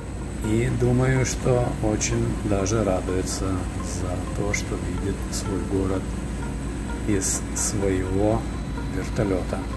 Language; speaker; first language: Russian; native; Russian